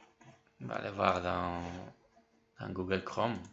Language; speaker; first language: French; non-native, fluent; Spanish